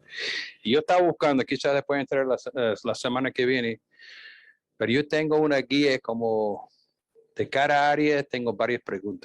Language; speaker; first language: Spanish; non-native, fluent; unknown